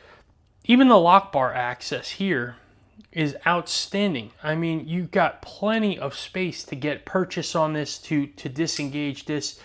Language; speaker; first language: English; native; English